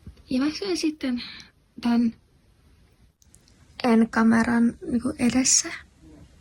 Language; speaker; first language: Finnish; non-native, learner; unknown